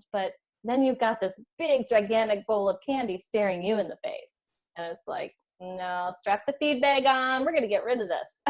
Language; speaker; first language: English; native; English